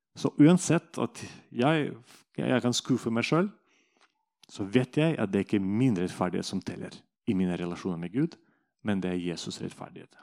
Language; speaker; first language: Norwegian; non-native, fluent; Russian